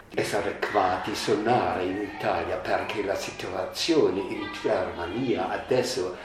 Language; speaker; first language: Italian; non-native, learner; German